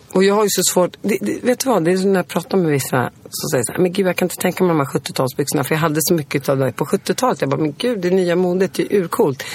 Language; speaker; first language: Swedish; early bilingual, other home language; Arabic